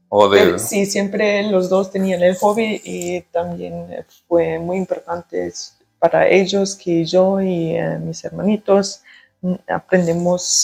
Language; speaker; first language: Spanish; early bilingual, heritage; German